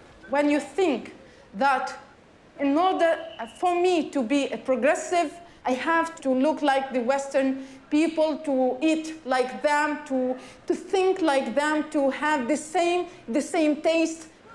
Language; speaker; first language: English; non-native, fluent; Arabic